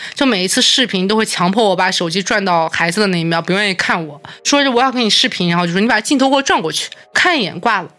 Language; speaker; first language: Chinese; native; Chinese